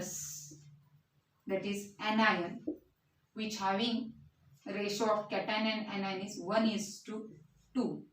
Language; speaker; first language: English; non-native, local second language; Marathi